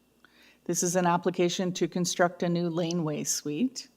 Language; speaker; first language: English; native; English